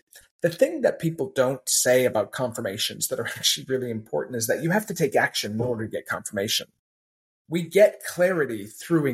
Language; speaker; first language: English; native; English